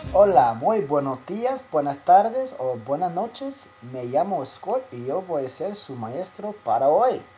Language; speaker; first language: Spanish; non-native, fluent; English